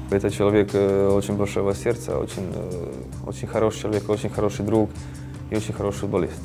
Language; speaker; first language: Russian; non-native, fluent; Croatian